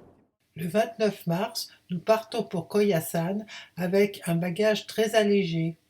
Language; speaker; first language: French; native; French